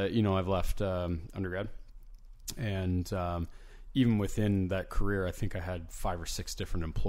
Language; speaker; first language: English; native; English